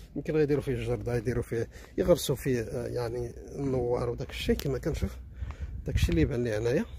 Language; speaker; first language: Arabic; native; Arabic